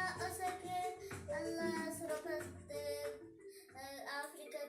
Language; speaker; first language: Spanish; non-native, learner; Portuguese